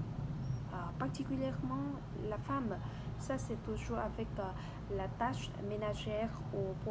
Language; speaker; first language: French; non-native, learner; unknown